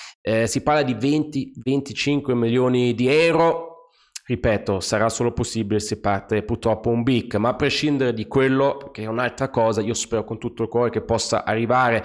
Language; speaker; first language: Italian; non-native, fluent; German